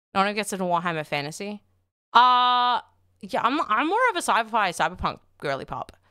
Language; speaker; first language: English; native; English